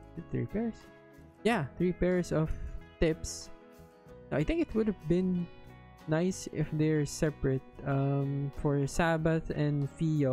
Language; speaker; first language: English; non-native, local second language; Filipino